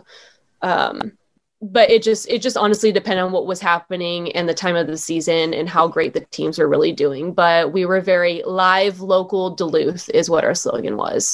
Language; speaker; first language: English; native; English